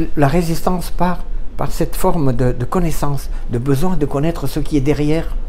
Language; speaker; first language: French; non-native, fluent; Romanian